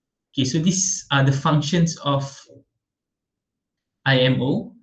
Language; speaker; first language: English; non-native, local second language; Malay